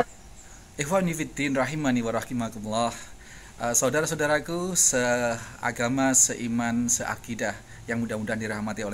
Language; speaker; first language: Indonesian; native; Indonesian